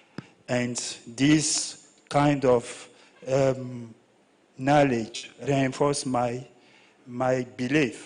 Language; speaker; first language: English; non-native, learner; French